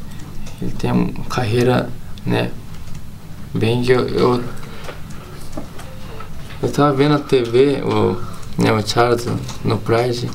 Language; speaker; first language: Portuguese; early bilingual, heritage; Portuguese